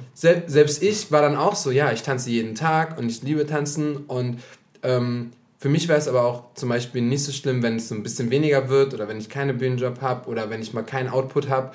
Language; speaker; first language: German; native; German